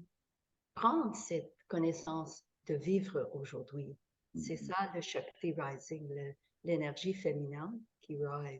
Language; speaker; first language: French; non-native, fluent; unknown